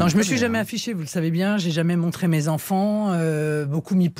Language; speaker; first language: French; native; French